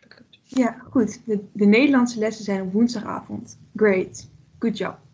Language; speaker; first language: Dutch; native; Dutch